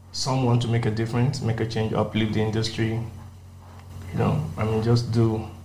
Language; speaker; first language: English; non-native, local second language; Yoruba